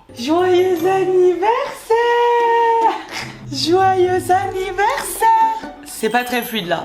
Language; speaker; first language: French; native; French